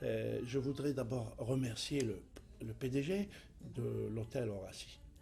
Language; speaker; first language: French; non-native, fluent; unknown